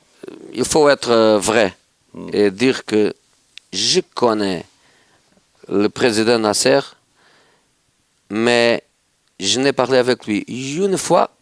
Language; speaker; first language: French; non-native, fluent; Portuguese